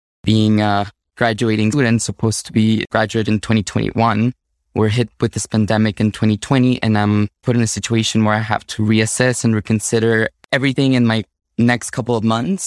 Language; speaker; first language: English; non-native, fluent; Spanish